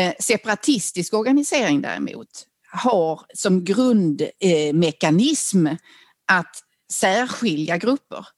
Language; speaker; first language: Swedish; native; Swedish